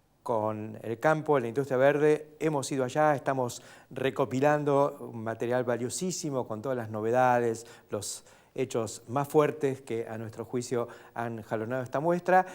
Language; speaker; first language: Spanish; native; Spanish